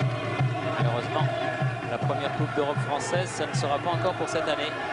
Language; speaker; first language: French; native; French